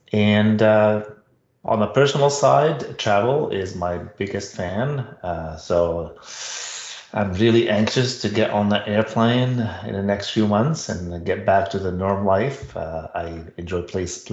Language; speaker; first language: English; non-native, fluent; Arabic